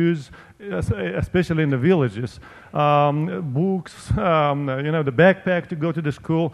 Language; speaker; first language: English; non-native, fluent; Romanian